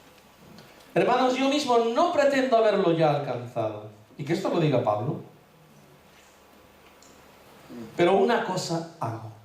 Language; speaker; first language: Spanish; native; Spanish